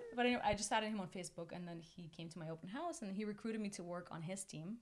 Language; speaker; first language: English; non-native, fluent; Russian